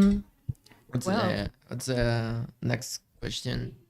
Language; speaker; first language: English; non-native, learner; Spanish